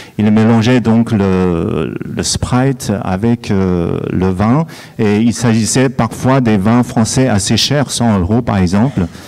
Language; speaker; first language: French; non-native, fluent; Chinese